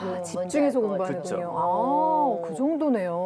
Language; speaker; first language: Korean; native; Korean